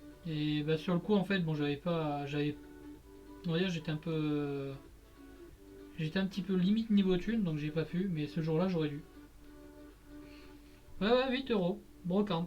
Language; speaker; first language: French; native; French